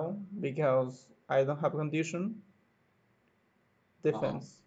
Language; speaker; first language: English; non-native, learner; Spanish